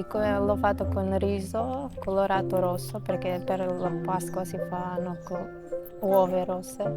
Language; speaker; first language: Italian; non-native, fluent; Macedonian